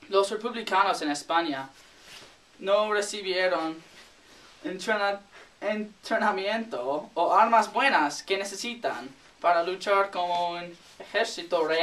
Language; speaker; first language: Spanish; non-native, learner; English